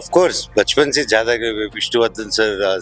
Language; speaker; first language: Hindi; non-native, local second language; Telugu